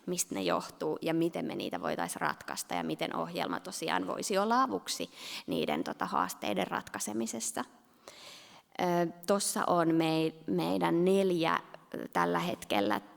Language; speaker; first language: Finnish; native; Finnish